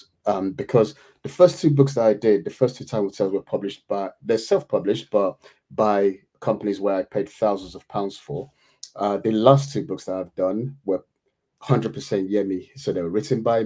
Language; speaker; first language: English; native; English